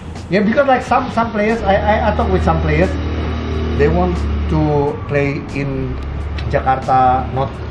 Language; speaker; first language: English; non-native, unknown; Indonesian